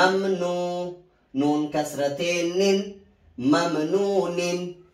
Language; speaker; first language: Arabic; non-native, fluent; Oromo